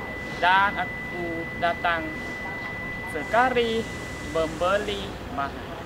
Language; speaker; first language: Indonesian; non-native, learner; Thai